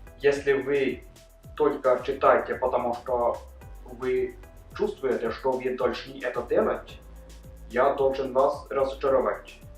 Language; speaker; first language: Russian; non-native, fluent; Norwegian